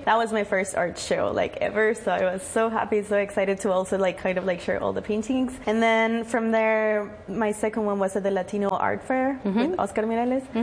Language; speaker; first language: English; non-native, fluent; Spanish